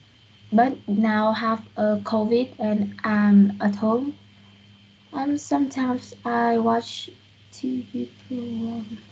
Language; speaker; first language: English; non-native, learner; Vietnamese